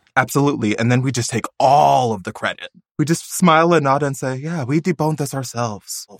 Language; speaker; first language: English; native; English